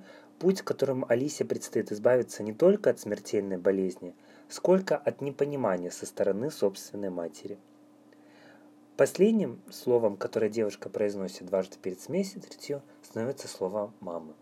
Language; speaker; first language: Russian; native; Russian